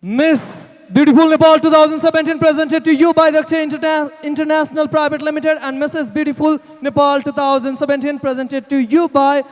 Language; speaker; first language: English; non-native, local second language; Nepali